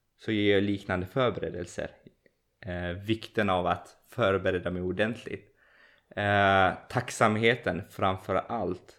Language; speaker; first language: Swedish; early bilingual, other home language; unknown